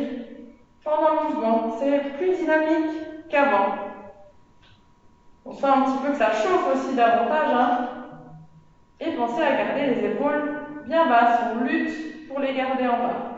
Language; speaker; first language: French; native; French